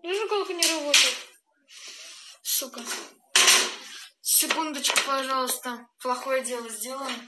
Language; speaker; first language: Russian; native; Russian